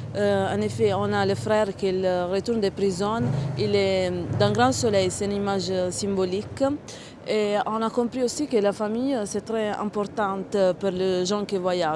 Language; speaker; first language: French; non-native, learner; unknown